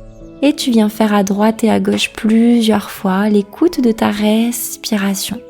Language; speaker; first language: French; native; French